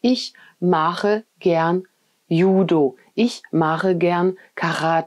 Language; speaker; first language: German; non-native, fluent; French